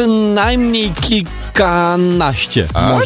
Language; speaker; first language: Polish; native; Polish